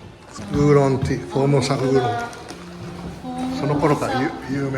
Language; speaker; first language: Japanese; native; Japanese